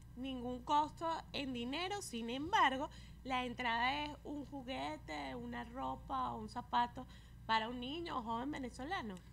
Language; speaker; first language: Spanish; native; Spanish